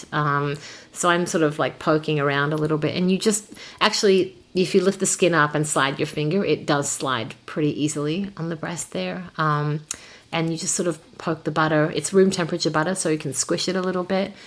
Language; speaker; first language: English; native; English